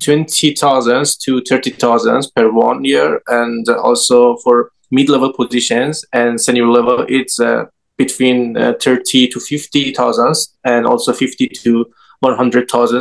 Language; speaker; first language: English; non-native, learner; Persian